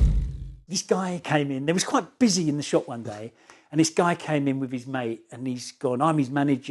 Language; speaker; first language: English; native; English